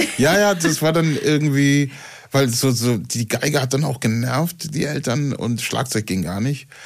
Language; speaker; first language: German; early bilingual, other home language; Ewe